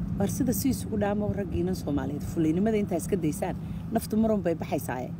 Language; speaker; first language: Somali; native; Somali